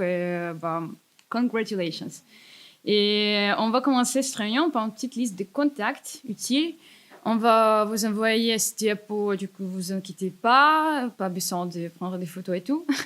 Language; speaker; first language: French; non-native, fluent; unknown